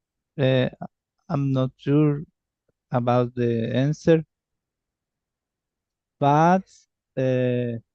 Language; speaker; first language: English; non-native, learner; Spanish